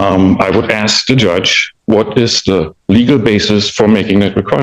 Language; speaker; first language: English; native; English